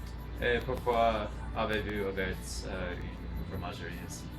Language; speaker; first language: French; non-native, learner; English